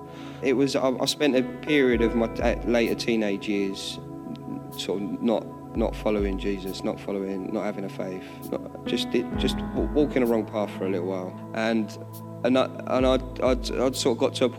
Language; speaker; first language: English; native; English